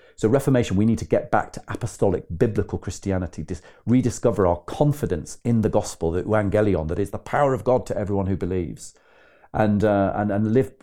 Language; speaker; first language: English; native; English